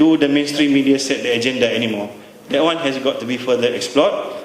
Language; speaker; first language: English; non-native, local second language; Malay